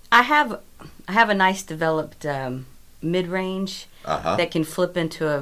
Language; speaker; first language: English; native; English